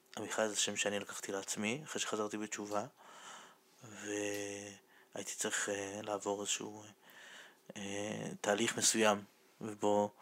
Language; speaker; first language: Hebrew; non-native, fluent; Russian